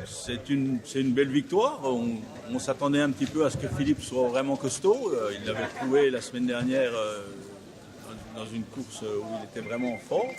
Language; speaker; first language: French; native; French